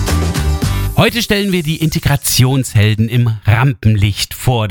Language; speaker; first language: German; native; German